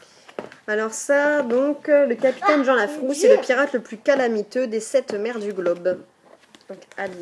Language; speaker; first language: French; native; French